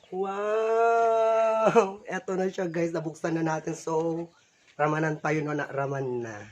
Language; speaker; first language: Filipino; non-native, local second language; Iloko